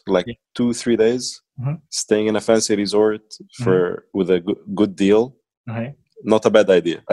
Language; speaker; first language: English; non-native, fluent; Arabic